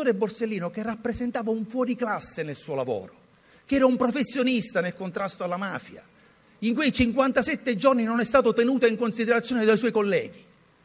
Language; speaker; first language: Italian; native; Italian